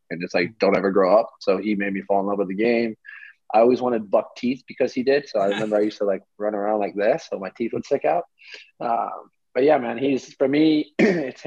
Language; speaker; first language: English; early bilingual, other home language; Greek